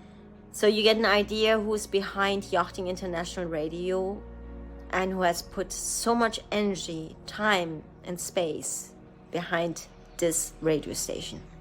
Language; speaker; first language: English; non-native, fluent; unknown